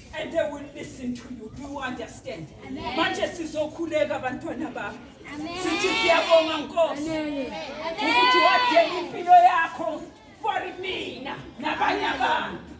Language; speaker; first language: Zulu; non-native, local second language; Xhosa